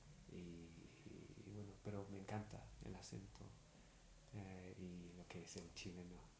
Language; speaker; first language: Spanish; non-native, fluent; English